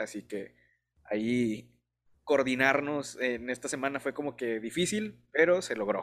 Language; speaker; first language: Spanish; native; Spanish